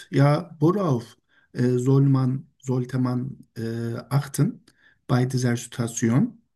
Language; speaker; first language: German; non-native, learner; Turkish